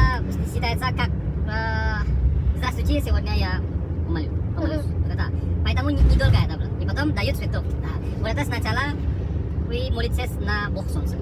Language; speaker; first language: Russian; non-native, learner; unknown